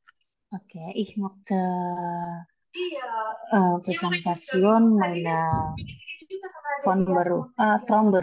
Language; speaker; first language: German; non-native, learner; Indonesian